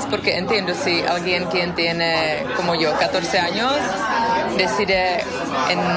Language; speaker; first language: Spanish; non-native, fluent; Czech